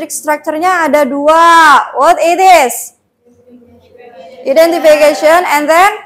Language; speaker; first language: English; non-native, learner; Indonesian